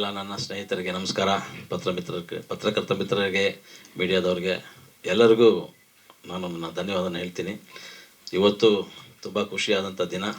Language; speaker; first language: Kannada; native; Kannada